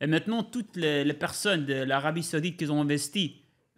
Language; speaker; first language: French; non-native, learner; Albanian